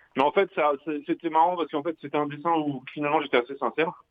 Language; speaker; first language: French; native; French